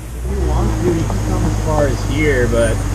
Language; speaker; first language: English; native; English